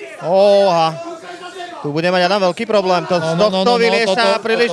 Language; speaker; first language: Slovak; native; Slovak